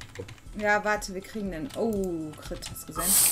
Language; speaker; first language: German; native; German